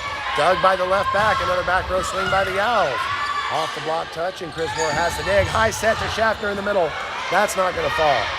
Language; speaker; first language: English; native; English